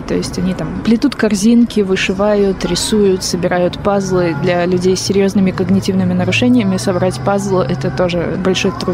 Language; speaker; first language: Russian; native; Russian